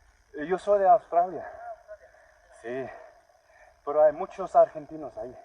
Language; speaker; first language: Spanish; non-native, learner; English